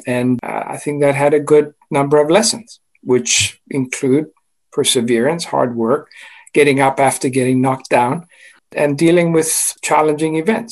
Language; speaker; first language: English; non-native, fluent; Greek